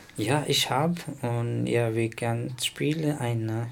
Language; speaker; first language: German; non-native, learner; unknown